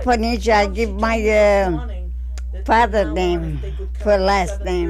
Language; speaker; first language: English; non-native, learner; Armenian